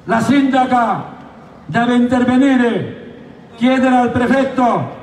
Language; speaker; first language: Italian; non-native, learner; Bangla